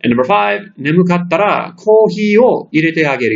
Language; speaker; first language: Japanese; non-native, fluent; English